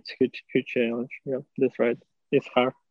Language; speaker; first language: English; non-native, learner; Russian